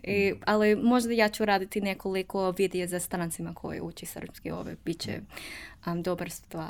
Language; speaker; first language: Serbian; non-native, learner; English